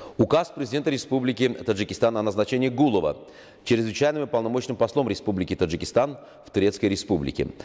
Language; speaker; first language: Russian; non-native, local second language; Tajik